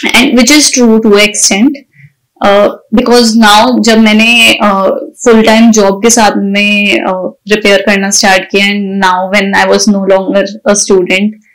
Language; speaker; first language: Hindi; native; Hindi